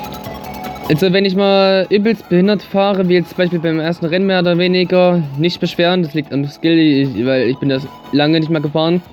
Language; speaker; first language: German; native; German